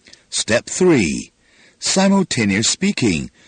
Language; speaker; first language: English; non-native, fluent; Chinese